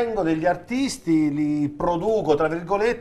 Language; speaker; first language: Italian; native; Italian